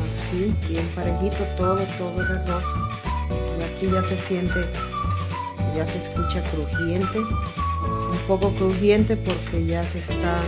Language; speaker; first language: Spanish; native; Spanish